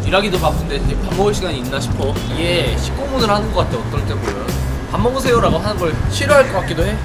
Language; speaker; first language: Korean; native; Korean